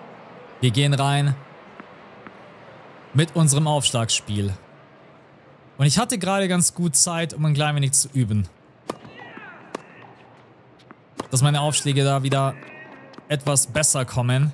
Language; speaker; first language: German; native; German